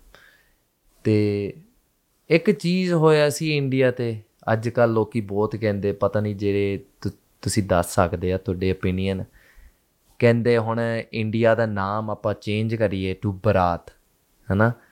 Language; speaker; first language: Punjabi; early bilingual, heritage; Punjabi